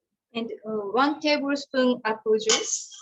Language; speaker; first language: English; non-native, learner; Japanese